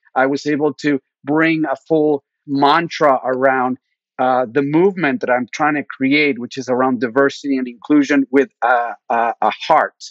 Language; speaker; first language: English; early bilingual, other home language; Spanish